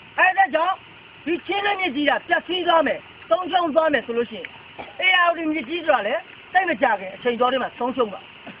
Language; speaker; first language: Burmese; native; Burmese